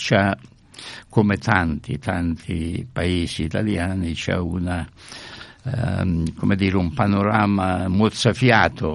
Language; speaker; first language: Italian; native; Italian